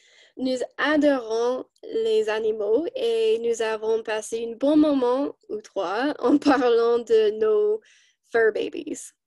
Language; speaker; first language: French; non-native, learner; English